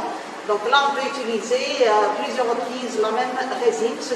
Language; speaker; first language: French; non-native, local second language; Arabic